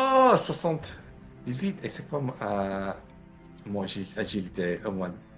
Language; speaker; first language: French; non-native, fluent; English